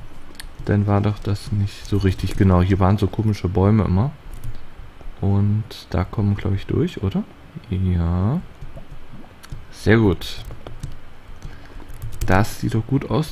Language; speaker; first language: German; native; German